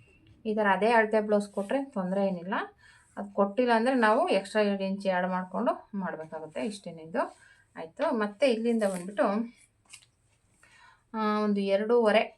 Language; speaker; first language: Kannada; native; Kannada